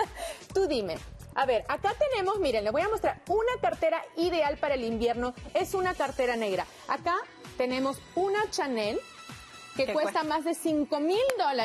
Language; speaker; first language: Spanish; native; Spanish